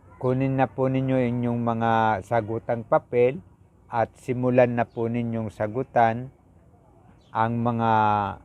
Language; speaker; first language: Filipino; non-native, local second language; Bikol